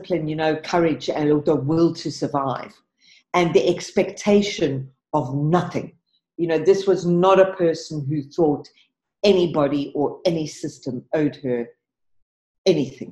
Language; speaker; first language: English; native; English